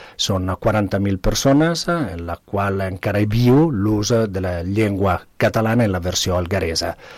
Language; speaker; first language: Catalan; non-native, fluent; Italian